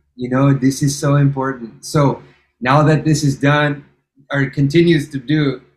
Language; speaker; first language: English; native; English